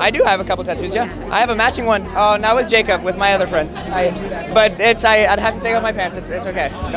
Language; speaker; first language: English; native; English